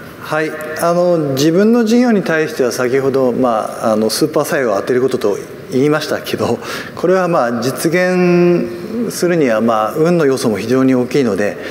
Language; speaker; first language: Japanese; native; Japanese